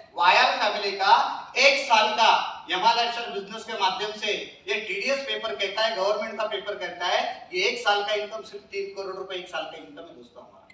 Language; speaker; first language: Hindi; non-native, local second language; Marathi